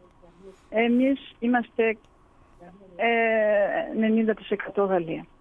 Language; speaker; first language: Greek; early bilingual, heritage; Greek